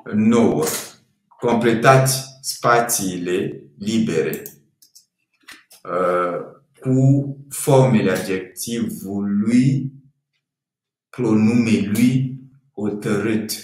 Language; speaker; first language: Romanian; non-native, fluent; French